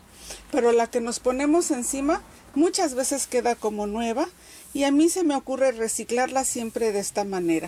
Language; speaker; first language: Spanish; native; Spanish